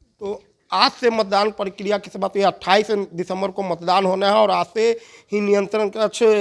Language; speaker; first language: Hindi; native; Hindi